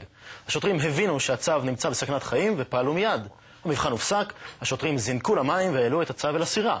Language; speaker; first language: Hebrew; native; Hebrew